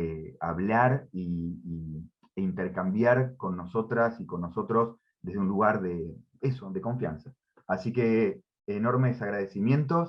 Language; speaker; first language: Spanish; native; Spanish